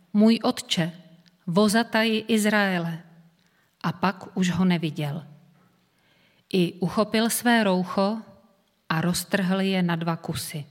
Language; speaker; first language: Czech; native; Czech